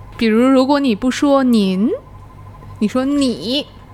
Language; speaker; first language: Chinese; native; Chinese